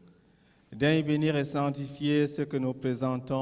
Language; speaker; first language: French; native; French